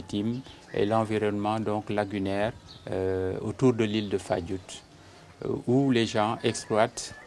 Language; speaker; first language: French; non-native, local second language; Serer